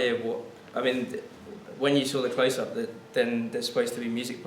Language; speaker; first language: English; native; English